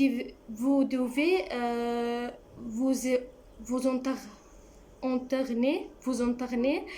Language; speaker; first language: French; non-native, learner; Arabic